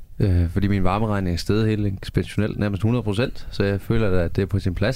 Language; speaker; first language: Danish; native; Danish